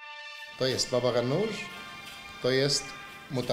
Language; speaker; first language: Polish; non-native, learner; Arabic